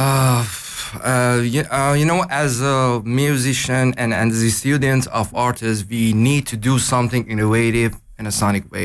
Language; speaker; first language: English; non-native, learner; Persian